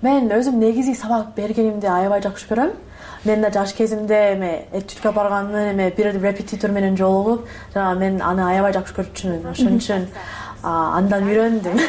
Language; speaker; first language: Kyrgyz; non-native, learner; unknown